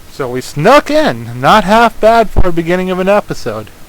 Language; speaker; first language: English; native; English